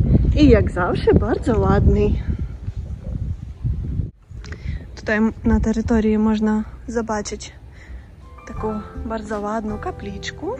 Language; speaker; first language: Polish; non-native, learner; Russian